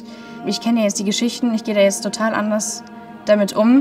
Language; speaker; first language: German; native; German